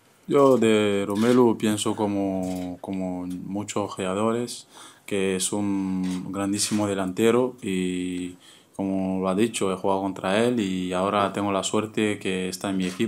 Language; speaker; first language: Spanish; non-native, fluent; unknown